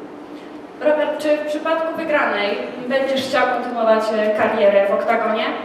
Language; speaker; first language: Polish; native; Polish